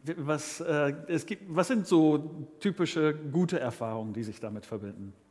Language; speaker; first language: German; native; German